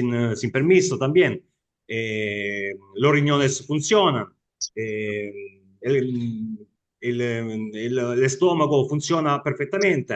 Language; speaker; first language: Spanish; non-native, fluent; Italian